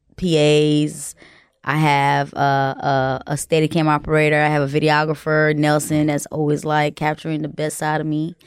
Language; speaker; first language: English; early bilingual, other home language; Haitian Creole